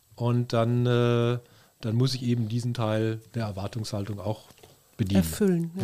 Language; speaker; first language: German; native; German